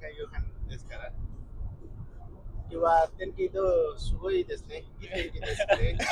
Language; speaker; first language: Japanese; non-native, learner; Nepali